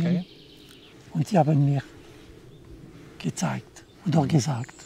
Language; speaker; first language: German; non-native, local second language; French